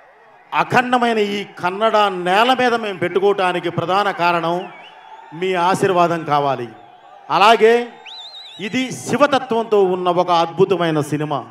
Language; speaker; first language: Telugu; native; Telugu